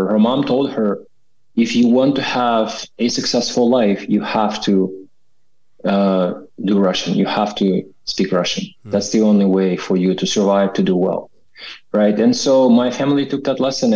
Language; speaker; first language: English; non-native, fluent; Russian